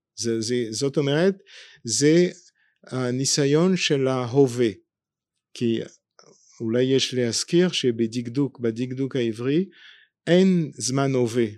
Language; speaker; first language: Hebrew; non-native, fluent; French